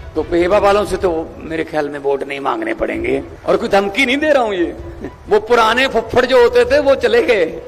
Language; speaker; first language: Hindi; non-native, local second language; Punjabi